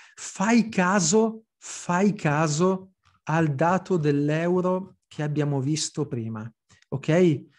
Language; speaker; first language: Italian; early bilingual, heritage; Italian